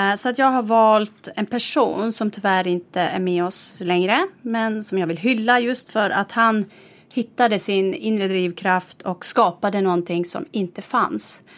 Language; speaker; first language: Swedish; native; Swedish